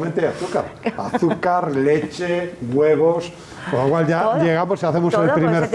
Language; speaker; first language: Spanish; native; Spanish